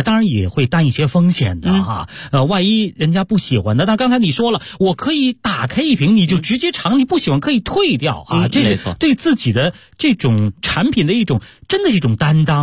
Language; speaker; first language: Chinese; native; Chinese